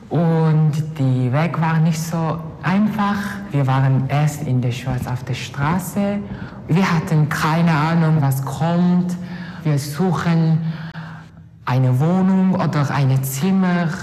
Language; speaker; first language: German; non-native, learner; Mongolian